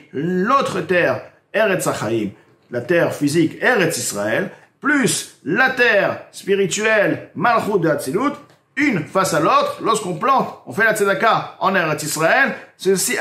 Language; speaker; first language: French; native; French